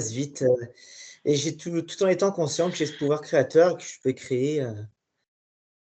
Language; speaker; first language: French; native; French